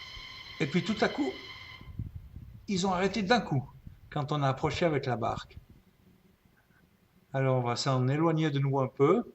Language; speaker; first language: French; native; French